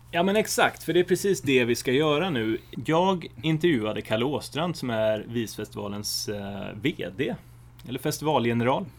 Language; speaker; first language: Swedish; native; Swedish